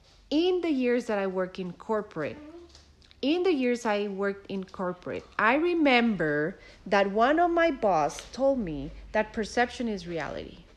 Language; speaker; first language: English; non-native, fluent; Spanish